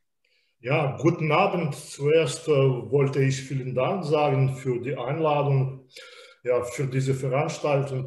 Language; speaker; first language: German; non-native, fluent; Belarusian